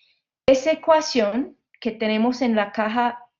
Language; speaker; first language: Spanish; non-native, fluent; English